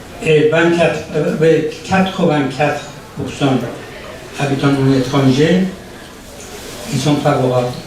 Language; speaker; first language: French; non-native, learner; Persian